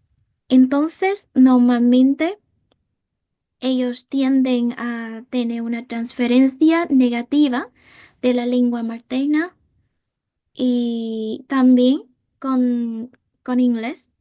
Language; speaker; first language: Spanish; non-native, fluent; Vietnamese